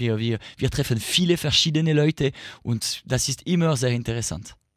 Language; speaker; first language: German; non-native, local second language; French